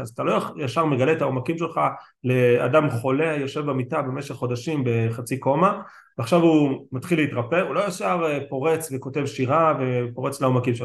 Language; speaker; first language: Hebrew; native; Hebrew